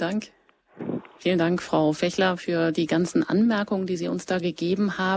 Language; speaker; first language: German; native; German